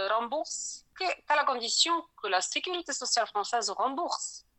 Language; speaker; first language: French; non-native, fluent; Polish